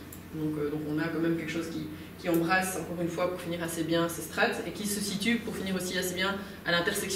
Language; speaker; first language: French; native; French